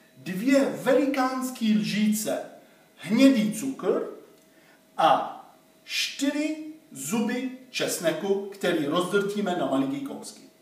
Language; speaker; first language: Czech; non-native, fluent; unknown